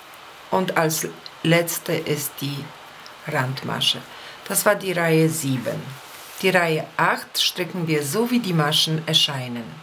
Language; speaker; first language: German; non-native, fluent; Polish